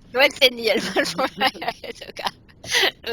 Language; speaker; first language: Spanish; non-native, fluent; French